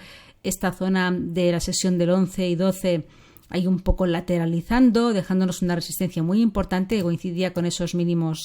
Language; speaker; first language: Spanish; native; Spanish